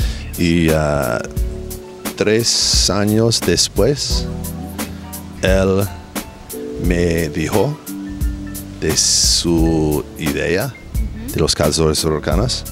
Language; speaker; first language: Spanish; non-native, learner; English